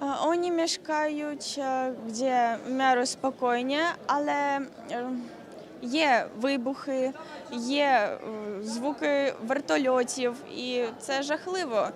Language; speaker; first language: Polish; non-native, learner; Ukrainian